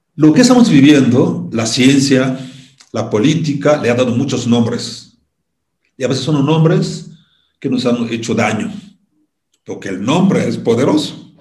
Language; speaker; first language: Spanish; non-native, fluent; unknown